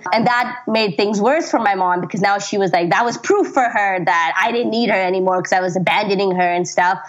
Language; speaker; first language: English; non-native, local second language; Urdu